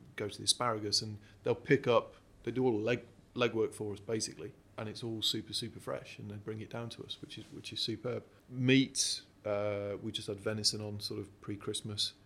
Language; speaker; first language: English; native; English